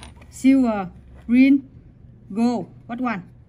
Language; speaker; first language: English; non-native, learner; Vietnamese